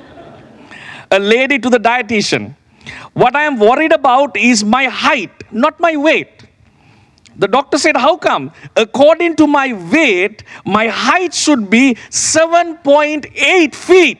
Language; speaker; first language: English; non-native, local second language; Sinhala